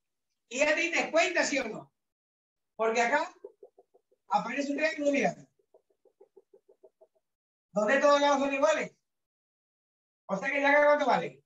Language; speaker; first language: Spanish; native; Spanish